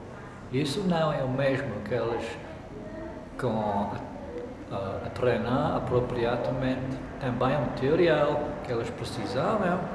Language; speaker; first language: Portuguese; non-native, learner; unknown